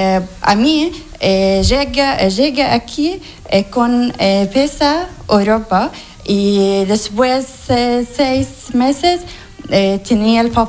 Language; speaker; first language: Spanish; non-native, learner; Arabic